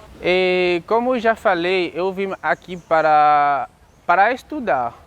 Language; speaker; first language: Portuguese; non-native, learner; Haitian Creole